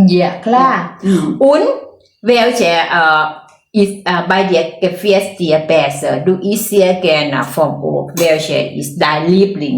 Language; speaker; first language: German; non-native, learner; Thai